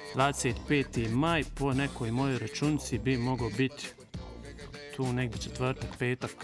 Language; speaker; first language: Croatian; early bilingual, heritage; Bosnian